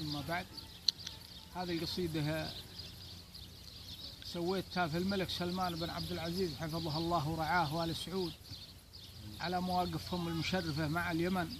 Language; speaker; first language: Arabic; native; Arabic